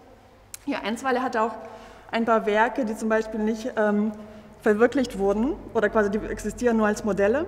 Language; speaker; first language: German; native; German